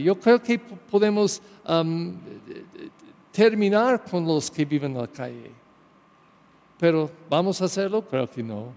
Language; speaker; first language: Spanish; non-native, learner; English